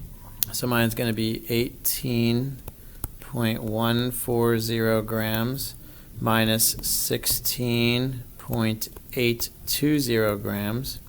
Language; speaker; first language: English; native; English